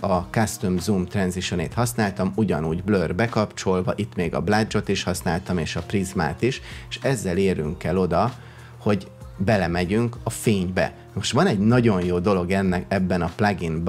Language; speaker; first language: Hungarian; native; Hungarian